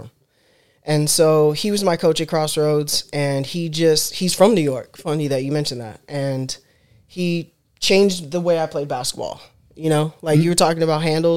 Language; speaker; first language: English; native; English